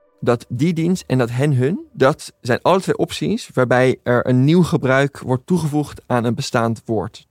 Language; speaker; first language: Dutch; native; Dutch